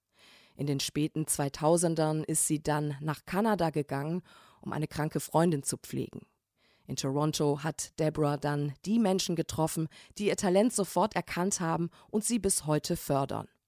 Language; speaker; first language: German; native; German